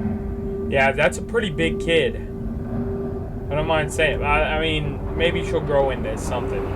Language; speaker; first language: English; native; English